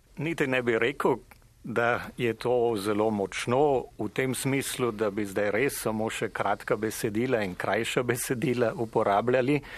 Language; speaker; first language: Slovenian; native; Slovenian